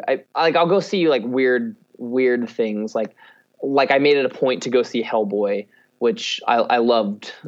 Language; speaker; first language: English; native; English